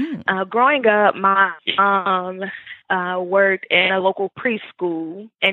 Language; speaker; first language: English; native; English